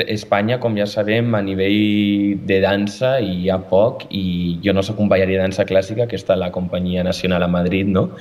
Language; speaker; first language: Catalan; native; Catalan